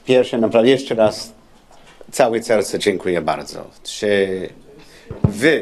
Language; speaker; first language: Polish; non-native, learner; English